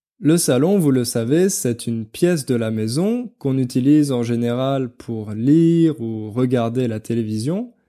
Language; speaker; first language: French; native; French